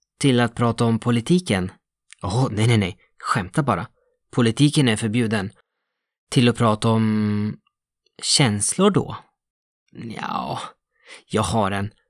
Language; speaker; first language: Swedish; non-native, fluent; Italian